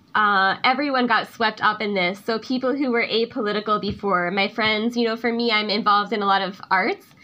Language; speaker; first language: English; native; English